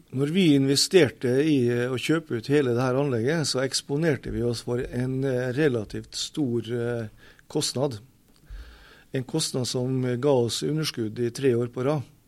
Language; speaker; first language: Norwegian; native; Norwegian